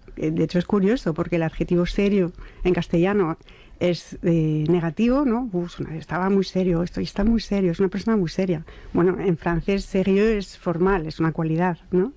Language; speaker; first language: Spanish; non-native, fluent; French